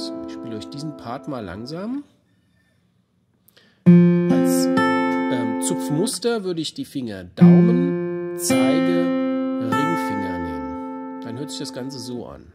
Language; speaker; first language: German; native; German